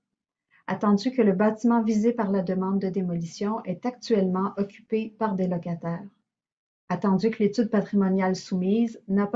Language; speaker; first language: French; native; French